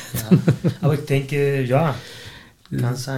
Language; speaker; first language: German; non-native, fluent; Spanish